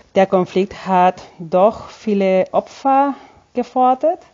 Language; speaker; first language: German; non-native, fluent; Spanish